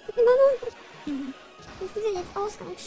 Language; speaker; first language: German; early bilingual, other home language; Japanese